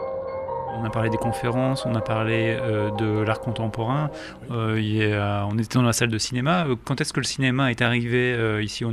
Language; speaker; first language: French; native; French